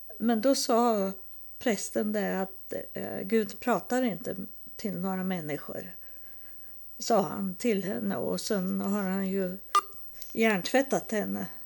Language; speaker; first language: Swedish; native; Swedish